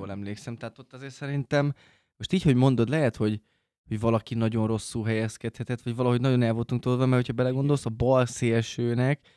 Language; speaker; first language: Hungarian; native; Hungarian